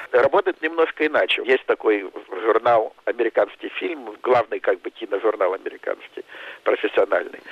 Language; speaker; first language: Russian; native; Russian